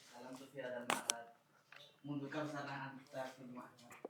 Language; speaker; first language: Arabic; non-native, learner; Indonesian